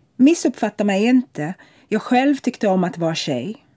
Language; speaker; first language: Swedish; non-native, fluent; English